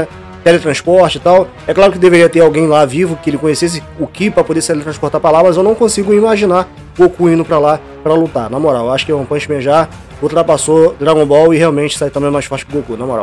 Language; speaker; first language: Portuguese; native; Portuguese